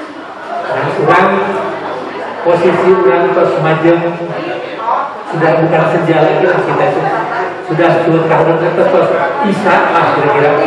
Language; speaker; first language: Indonesian; non-native, local second language; Sundanese